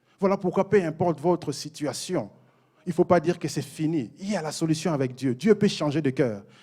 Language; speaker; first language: French; non-native, local second language; Mossi